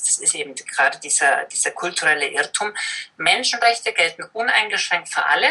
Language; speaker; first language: German; native; German